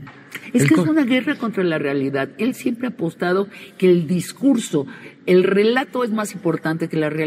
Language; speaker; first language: Spanish; native; Spanish